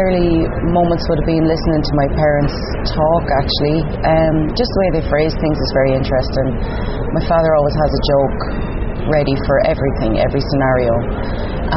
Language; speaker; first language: English; native; English